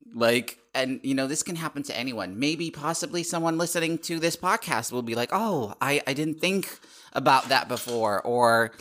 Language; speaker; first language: English; non-native, fluent; Dutch